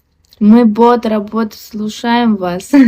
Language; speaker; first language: Russian; non-native, local second language; Uzbek